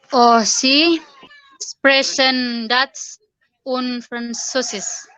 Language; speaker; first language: German; non-native, learner; Indonesian